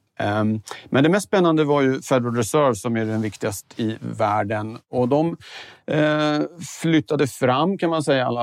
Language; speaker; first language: Swedish; native; Swedish